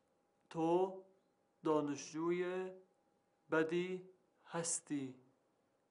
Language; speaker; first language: Persian; non-native, learner; Arabic